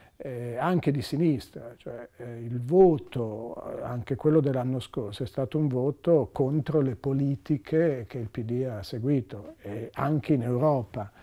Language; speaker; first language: Italian; native; Italian